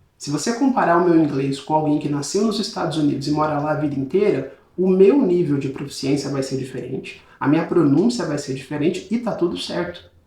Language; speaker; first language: Portuguese; native; Portuguese